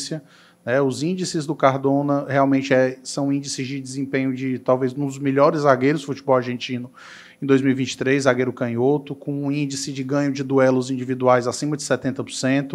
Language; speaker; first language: Portuguese; native; Portuguese